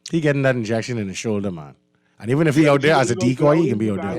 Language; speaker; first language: English; native; English